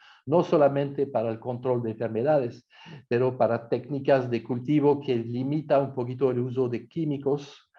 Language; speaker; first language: Spanish; non-native, fluent; French